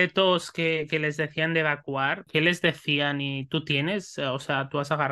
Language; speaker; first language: Spanish; native; Spanish